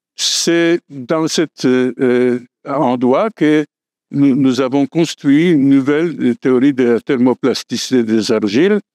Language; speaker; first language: French; non-native, fluent; Polish